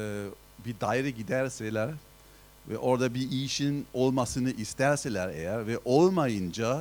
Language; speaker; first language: Turkish; non-native, fluent; German